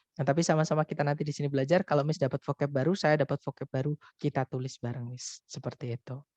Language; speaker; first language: Indonesian; non-native, local second language; Javanese